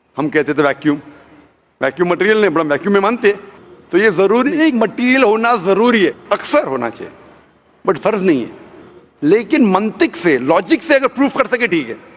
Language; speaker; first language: Hindi; non-native, local second language; Konkani